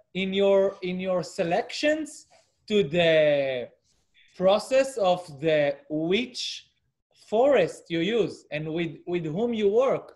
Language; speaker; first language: English; non-native, fluent; Hebrew